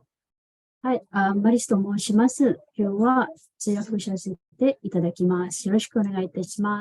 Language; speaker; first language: Japanese; non-native, fluent; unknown